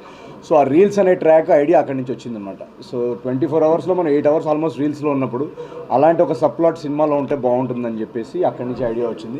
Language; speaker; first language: Telugu; native; Telugu